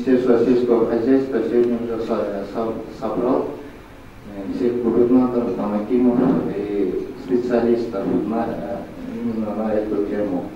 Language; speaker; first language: Russian; non-native, local second language; Kyrgyz